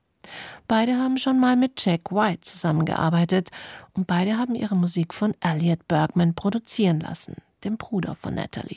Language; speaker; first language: German; native; German